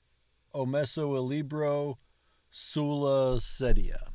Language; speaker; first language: Italian; non-native, learner; English